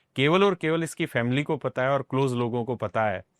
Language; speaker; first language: Hindi; non-native, local second language; Punjabi